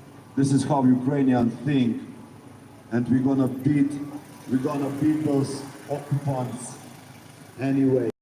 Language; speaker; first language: English; non-native, learner; Ukrainian